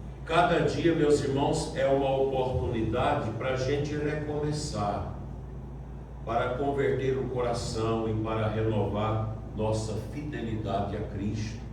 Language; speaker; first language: Portuguese; native; Portuguese